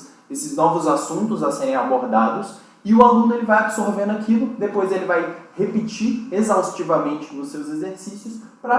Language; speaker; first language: Portuguese; native; Portuguese